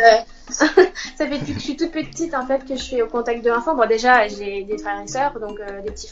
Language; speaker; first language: French; native; French